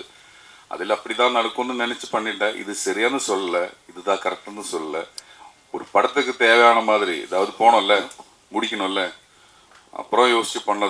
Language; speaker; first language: Tamil; non-native, learner; Malayalam